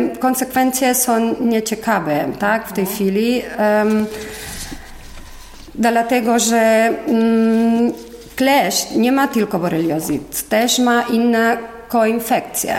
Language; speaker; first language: Polish; non-native, learner; Spanish